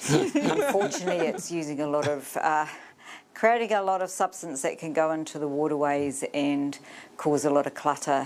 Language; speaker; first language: English; native; English